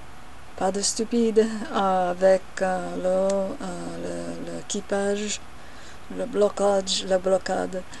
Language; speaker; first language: French; non-native, learner; English